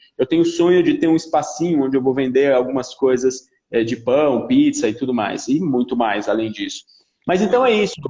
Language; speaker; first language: Portuguese; early bilingual, other home language; Italian